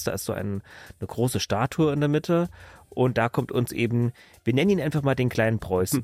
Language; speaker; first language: German; native; German